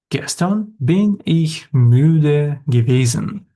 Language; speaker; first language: German; non-native, fluent; Ukrainian